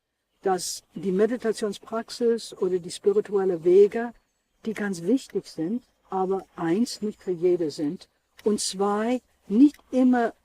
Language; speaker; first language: German; non-native, fluent; English